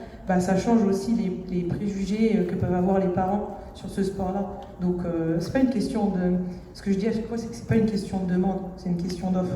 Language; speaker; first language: French; native; French